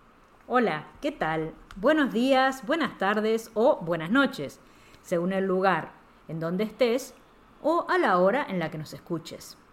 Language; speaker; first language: Spanish; native; Spanish